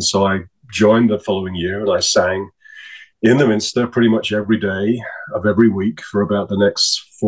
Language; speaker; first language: English; native; English